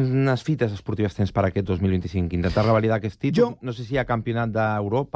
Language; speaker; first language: Catalan; native; Catalan